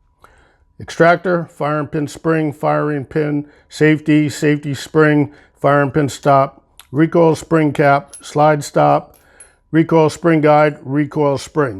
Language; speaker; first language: English; native; English